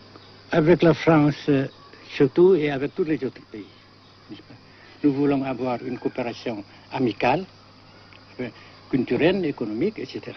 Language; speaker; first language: French; non-native, local second language; Vietnamese